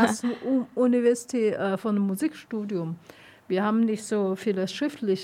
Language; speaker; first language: German; non-native, learner; Vietnamese